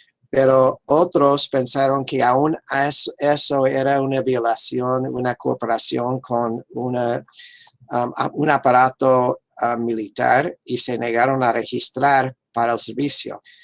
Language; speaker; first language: Spanish; non-native, fluent; English